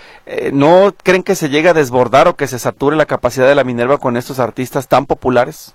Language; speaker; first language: Spanish; native; Spanish